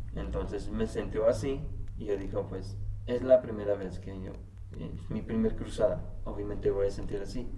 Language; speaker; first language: Spanish; non-native, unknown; English